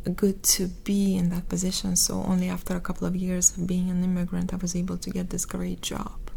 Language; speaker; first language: English; non-native, fluent; Russian